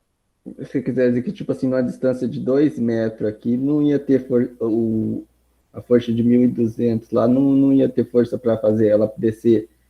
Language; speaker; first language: Portuguese; native; Portuguese